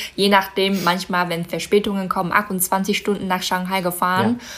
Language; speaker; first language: German; non-native, fluent; Chinese